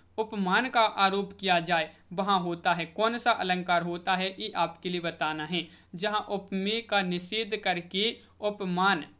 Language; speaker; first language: Hindi; native; Hindi